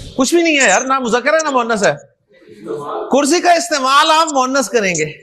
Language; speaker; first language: Urdu; native; Urdu